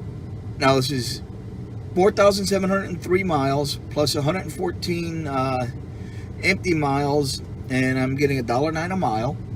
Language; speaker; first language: English; native; English